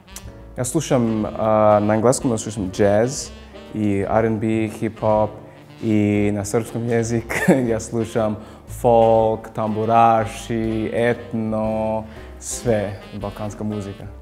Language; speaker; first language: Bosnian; non-native, learner; English